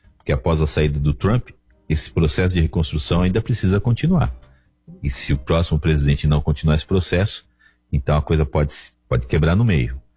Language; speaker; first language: Portuguese; native; Portuguese